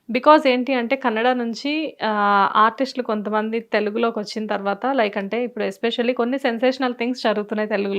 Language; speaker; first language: Telugu; native; Telugu